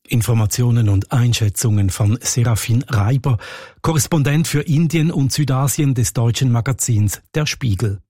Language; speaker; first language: German; native; German